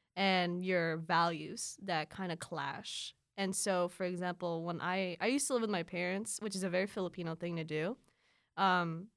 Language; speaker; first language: English; early bilingual, other home language; Filipino